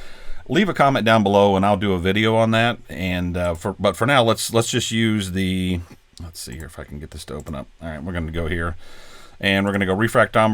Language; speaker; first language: English; native; English